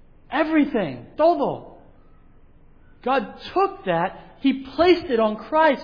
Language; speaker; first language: English; native; English